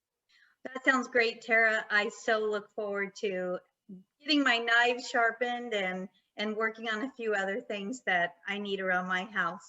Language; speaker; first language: English; native; English